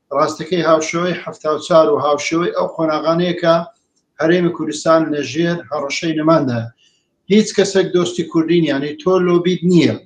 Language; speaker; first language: Central Kurdish; native; Central Kurdish